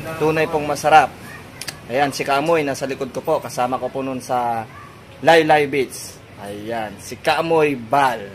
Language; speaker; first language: Filipino; native; Filipino